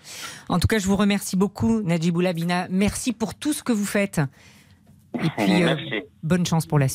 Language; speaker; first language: French; native; French